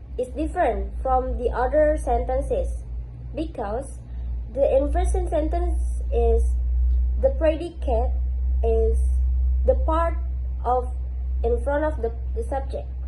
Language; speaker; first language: English; non-native, learner; Indonesian